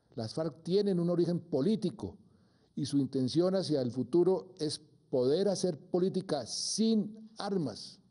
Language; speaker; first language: Spanish; native; Spanish